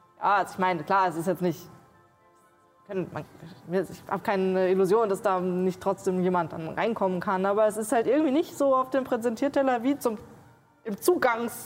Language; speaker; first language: German; native; German